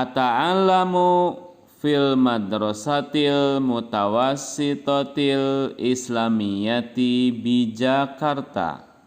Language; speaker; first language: Arabic; non-native, fluent; Indonesian